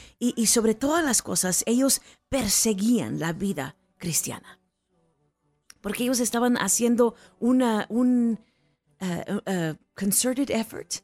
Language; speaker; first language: Spanish; early bilingual, heritage; Spanish